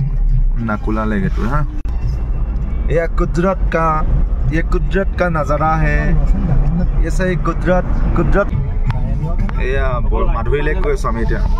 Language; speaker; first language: Hindi; non-native, local second language; Assamese